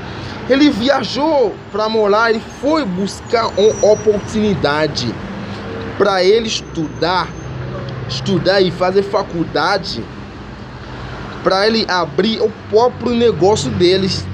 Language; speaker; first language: Portuguese; non-native, learner; Haitian Creole